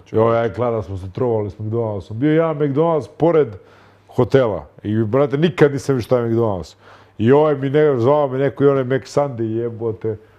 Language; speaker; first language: Croatian; native; Croatian